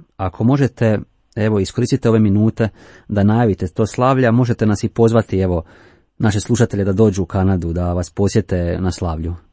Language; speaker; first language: Croatian; native; Croatian